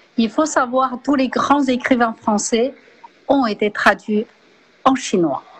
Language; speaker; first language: French; non-native, fluent; Chinese